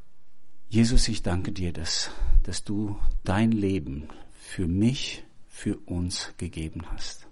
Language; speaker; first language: German; non-native, fluent; Albanian